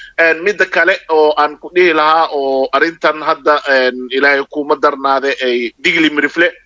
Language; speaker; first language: Somali; non-native, local second language; Maay